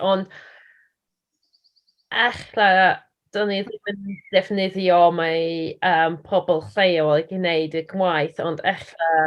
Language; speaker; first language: Welsh; non-native, learner; English